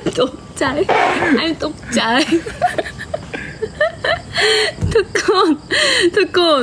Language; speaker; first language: Thai; non-native, learner; Korean